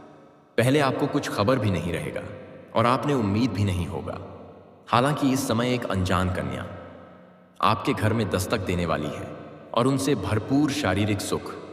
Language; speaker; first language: Hindi; native; Hindi